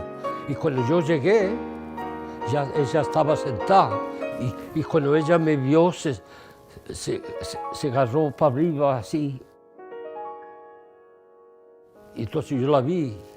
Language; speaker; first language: Spanish; early bilingual, heritage; English